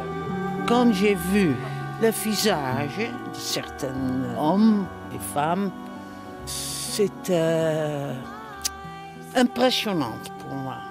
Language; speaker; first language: French; non-native, learner; Dutch